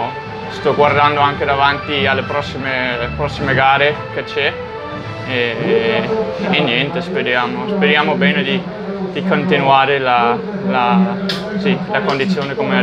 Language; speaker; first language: Italian; non-native, fluent; Danish